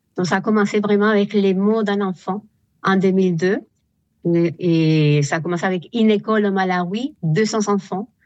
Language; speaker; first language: French; non-native, fluent; Spanish